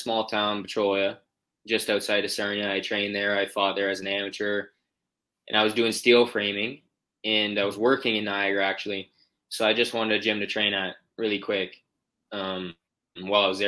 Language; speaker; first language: English; native; English